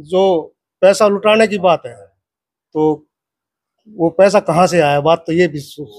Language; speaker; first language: Hindi; native; Hindi